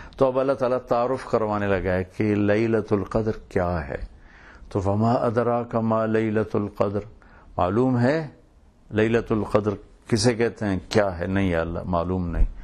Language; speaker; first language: Urdu; non-native, local second language; Punjabi